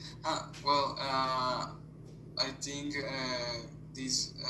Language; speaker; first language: English; non-native, fluent; Spanish